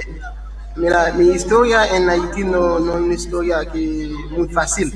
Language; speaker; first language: Spanish; non-native, learner; Haitian Creole